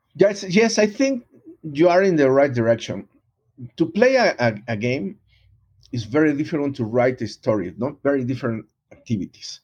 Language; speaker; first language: English; non-native, fluent; Spanish